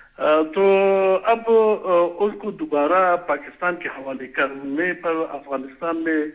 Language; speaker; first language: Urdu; non-native, fluent; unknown